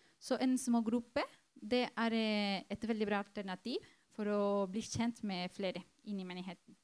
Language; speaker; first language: Norwegian; non-native, fluent; Spanish